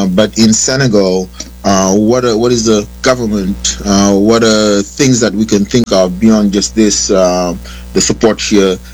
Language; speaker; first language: English; non-native, fluent; Wolof